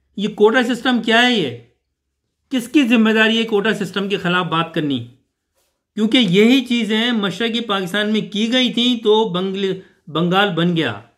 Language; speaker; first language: Urdu; native; Urdu